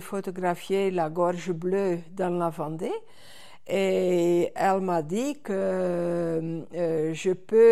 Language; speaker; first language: French; non-native, fluent; Dutch